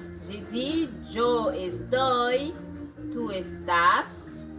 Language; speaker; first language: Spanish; non-native, fluent; French